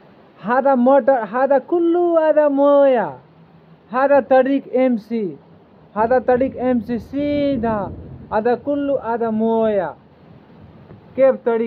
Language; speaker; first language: Arabic; non-native, learner; Hindi